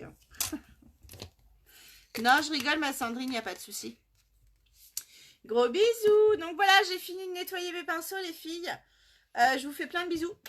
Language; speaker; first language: French; native; French